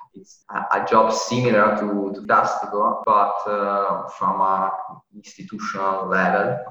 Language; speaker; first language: English; non-native, fluent; Italian